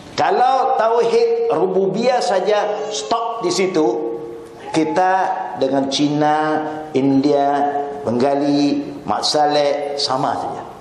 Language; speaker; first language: Malay; non-native, local second language; Chinese